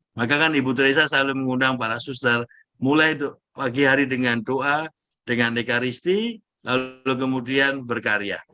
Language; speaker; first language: Indonesian; native; Indonesian